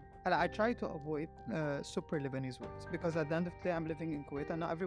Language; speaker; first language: English; non-native, fluent; Arabic